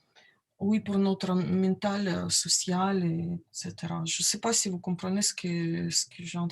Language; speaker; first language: French; non-native, learner; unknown